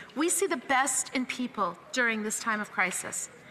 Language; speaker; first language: English; native; English